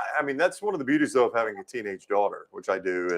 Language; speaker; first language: English; native; English